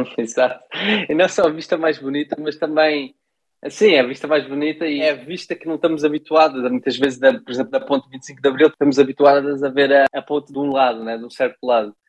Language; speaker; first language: Portuguese; early bilingual, heritage; Portuguese